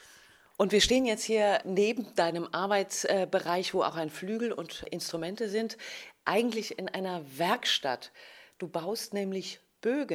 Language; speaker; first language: German; native; German